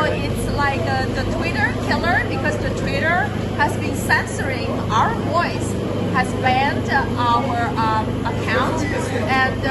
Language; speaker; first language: English; non-native, fluent; Chinese